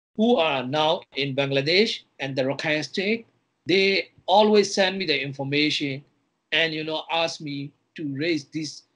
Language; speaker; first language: English; non-native, fluent; Burmese